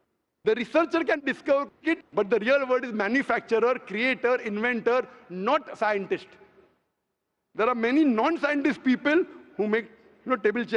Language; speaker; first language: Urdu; non-native, local second language; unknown